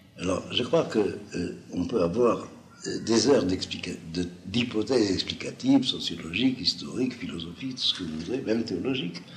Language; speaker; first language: French; non-native, local second language; Arabic